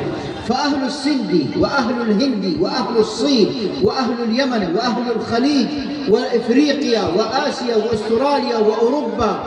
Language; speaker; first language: Arabic; native; Arabic